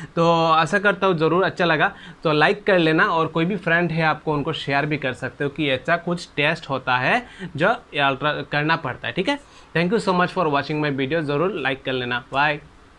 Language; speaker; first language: Hindi; non-native, local second language; Bangla